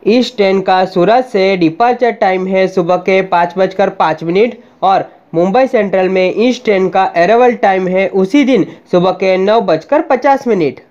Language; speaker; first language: Hindi; non-native, local second language; Gujarati